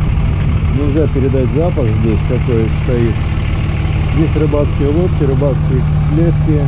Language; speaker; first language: Russian; native; Russian